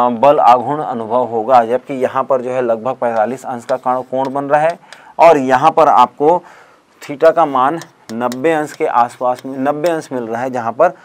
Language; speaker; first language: Hindi; native; Hindi